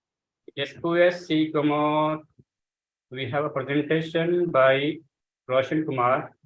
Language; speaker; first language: Spanish; non-native, fluent; Hindi